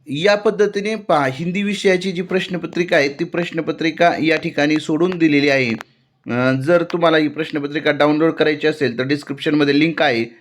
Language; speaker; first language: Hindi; non-native, local second language; Marathi